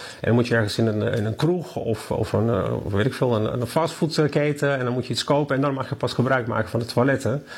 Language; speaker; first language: Dutch; non-native, fluent; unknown